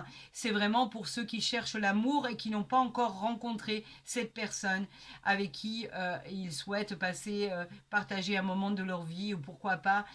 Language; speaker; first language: French; native; French